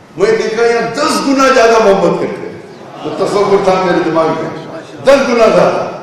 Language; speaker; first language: Urdu; non-native, local second language; Konkani